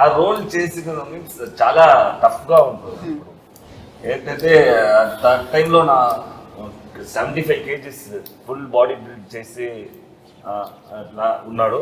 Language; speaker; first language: Telugu; non-native, learner; Tamil